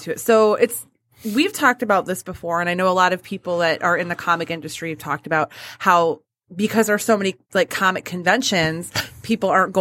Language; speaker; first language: English; native; English